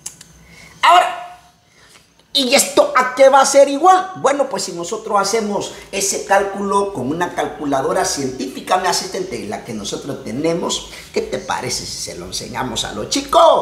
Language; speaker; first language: Spanish; native; Spanish